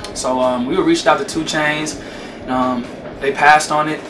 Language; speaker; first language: English; native; English